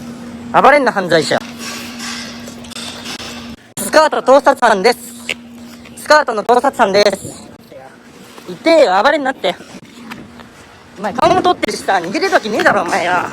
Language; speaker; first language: Japanese; native; Japanese